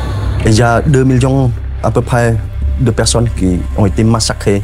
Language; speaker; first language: French; non-native, fluent; Khmer